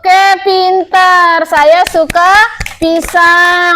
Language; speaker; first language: Indonesian; native; Indonesian